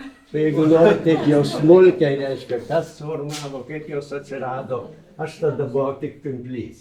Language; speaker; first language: Lithuanian; native; Lithuanian